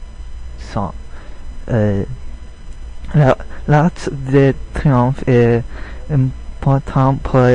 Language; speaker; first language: French; non-native, learner; English